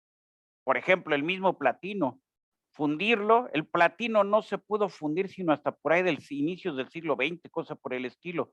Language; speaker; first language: Spanish; native; Spanish